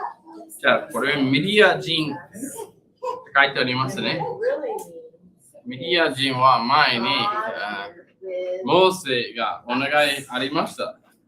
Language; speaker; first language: Japanese; non-native, learner; English